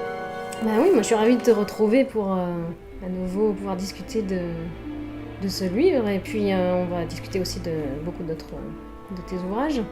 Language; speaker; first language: French; native; French